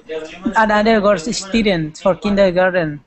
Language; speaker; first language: English; non-native, learner; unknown